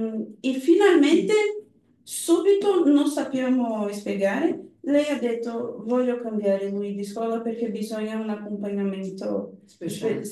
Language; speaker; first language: Italian; non-native, learner; Portuguese